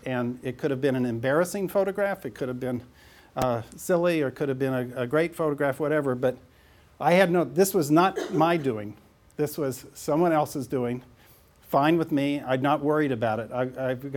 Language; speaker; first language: English; native; English